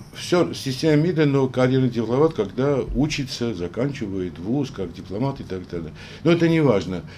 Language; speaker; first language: Russian; non-native, local second language; Armenian